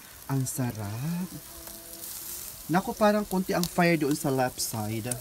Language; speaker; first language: Filipino; native; Filipino